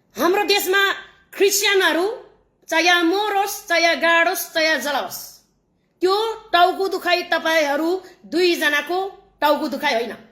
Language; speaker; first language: Nepali; native; Nepali